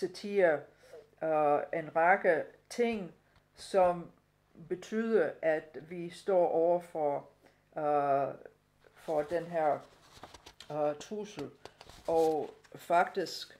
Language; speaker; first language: Danish; non-native, fluent; English